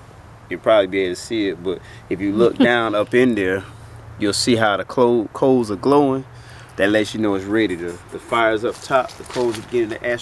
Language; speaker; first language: English; native; English